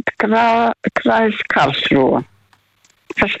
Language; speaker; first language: German; non-native, fluent; Russian